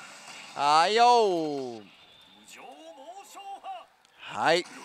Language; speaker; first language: Japanese; native; Japanese